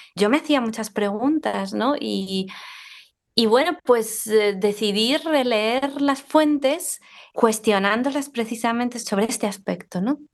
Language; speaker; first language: Spanish; native; Spanish